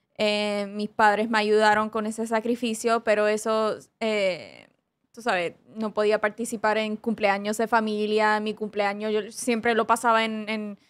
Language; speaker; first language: Spanish; early bilingual, heritage; Spanish